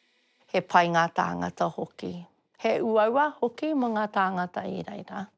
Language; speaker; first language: Māori; non-native, local second language; English